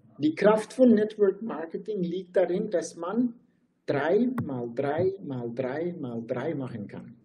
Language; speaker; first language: German; non-native, fluent; Turkish